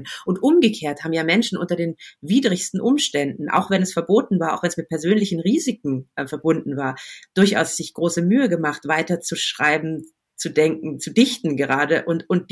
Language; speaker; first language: German; native; German